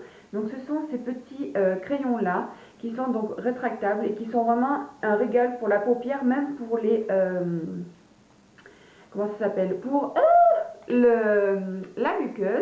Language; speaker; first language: French; native; French